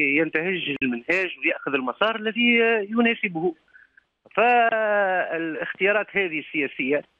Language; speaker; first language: Arabic; native; Arabic